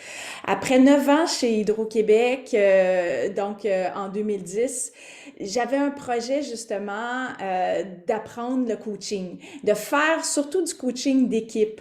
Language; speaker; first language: French; native; French